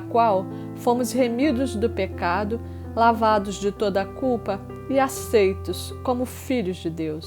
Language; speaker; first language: Portuguese; native; Portuguese